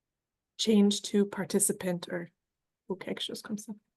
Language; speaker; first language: French; non-native, fluent; English